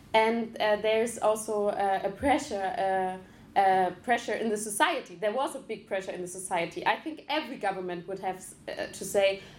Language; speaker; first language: English; non-native, fluent; German